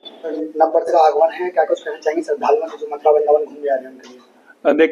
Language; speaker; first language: Hindi; native; Hindi